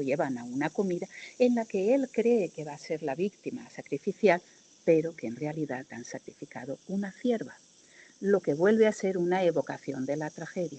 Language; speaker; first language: Spanish; native; Spanish